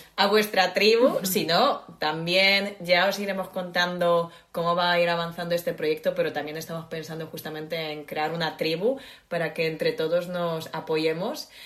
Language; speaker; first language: Spanish; non-native, fluent; Polish